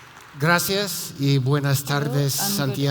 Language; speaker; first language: Spanish; non-native, fluent; English